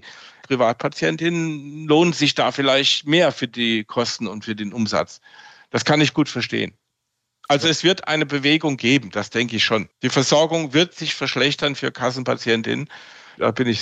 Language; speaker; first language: German; native; German